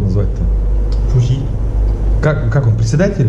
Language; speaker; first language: Russian; native; Russian